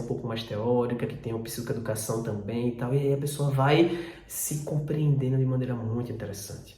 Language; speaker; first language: Portuguese; native; Portuguese